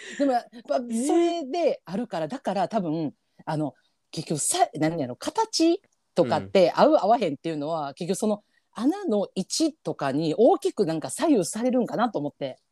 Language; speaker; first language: Japanese; native; Japanese